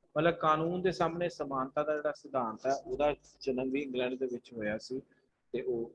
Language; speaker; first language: Hindi; non-native, local second language; Punjabi